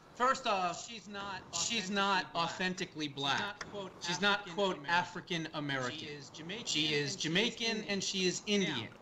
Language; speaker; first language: English; native; English